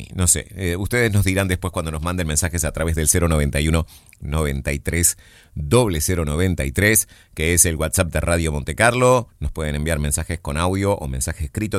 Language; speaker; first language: Spanish; native; Spanish